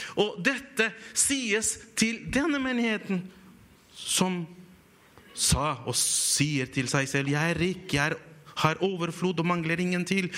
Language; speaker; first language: Norwegian; non-native, fluent; Spanish